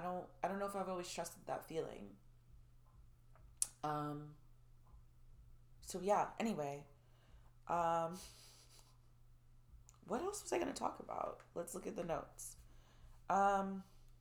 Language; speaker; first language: English; native; English